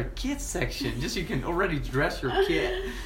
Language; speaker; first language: English; non-native, fluent; Dutch